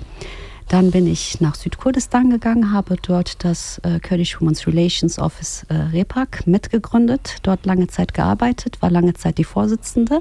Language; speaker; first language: German; early bilingual, other home language; Kurdish